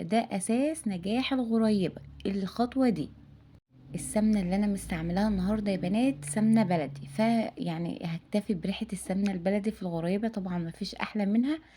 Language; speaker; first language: Arabic; native; Arabic